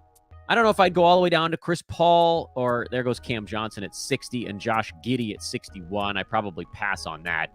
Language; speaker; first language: English; native; English